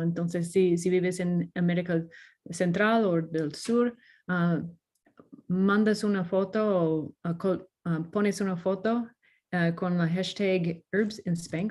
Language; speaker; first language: Spanish; non-native, learner; English